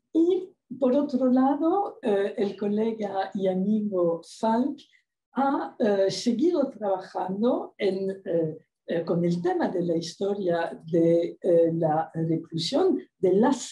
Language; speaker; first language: Spanish; non-native, fluent; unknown